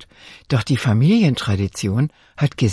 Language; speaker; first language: German; native; German